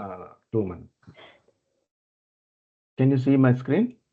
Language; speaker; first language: English; non-native, learner; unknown